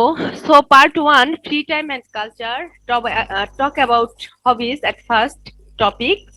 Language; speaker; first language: English; non-native, local second language; Bangla